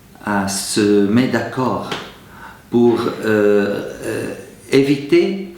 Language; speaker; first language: French; non-native, fluent; Arabic